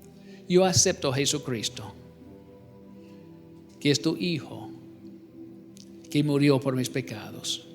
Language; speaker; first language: Spanish; non-native, learner; English